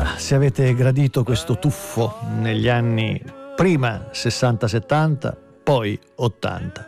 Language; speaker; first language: Italian; native; Italian